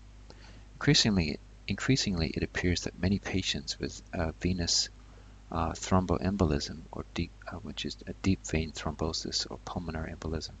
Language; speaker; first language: English; native; English